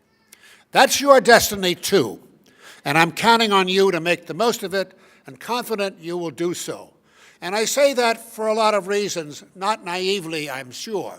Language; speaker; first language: English; native; English